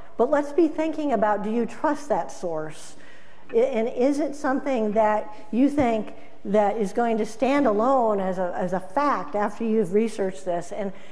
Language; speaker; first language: English; native; English